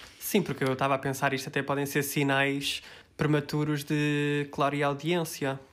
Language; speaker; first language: Portuguese; early bilingual, heritage; Portuguese